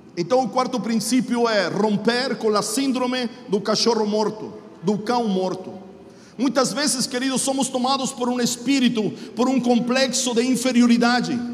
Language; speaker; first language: Portuguese; non-native, fluent; Spanish